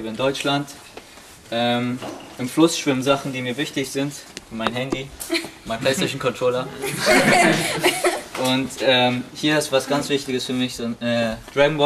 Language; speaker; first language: German; early bilingual, other home language; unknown